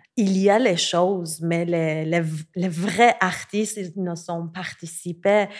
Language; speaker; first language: French; non-native, learner; Persian